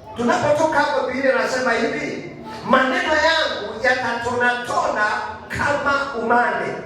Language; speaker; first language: Swahili; non-native, local second language; Kikuyu